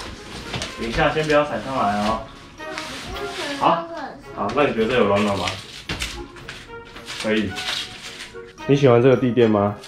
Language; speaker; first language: Chinese; native; Chinese